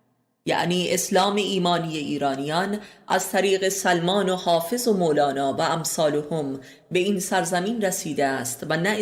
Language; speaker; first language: Persian; native; Persian